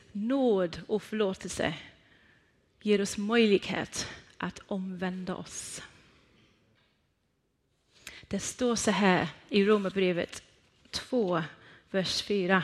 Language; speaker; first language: Swedish; non-native, fluent; Persian